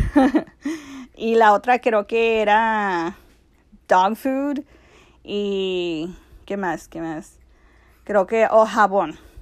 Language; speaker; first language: Spanish; early bilingual, heritage; Spanish